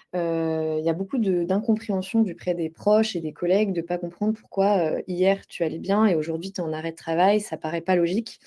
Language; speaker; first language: French; native; French